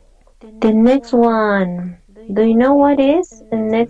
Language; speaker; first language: English; non-native, fluent; Spanish